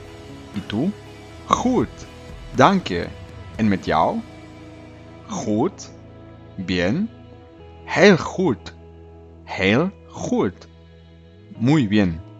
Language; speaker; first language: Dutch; non-native, learner; Spanish